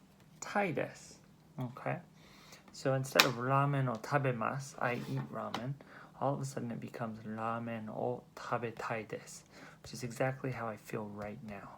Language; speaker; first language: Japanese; non-native, fluent; English